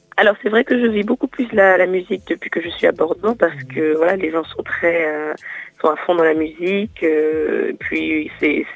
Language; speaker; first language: French; non-native, local second language; Wolof